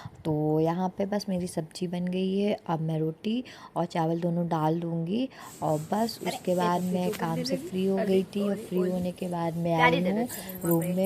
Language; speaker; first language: Hindi; native; Hindi